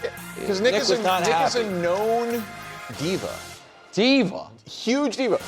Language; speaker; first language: English; native; English